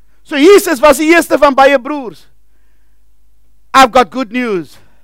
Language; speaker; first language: English; non-native, local second language; Afrikaans